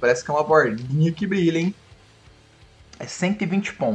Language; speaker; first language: Portuguese; native; Portuguese